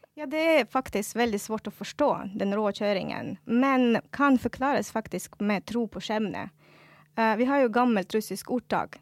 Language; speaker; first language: Norwegian; non-native, fluent; Russian